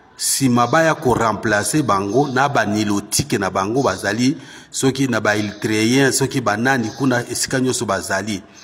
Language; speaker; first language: Lingala; non-native, local second language; Swahili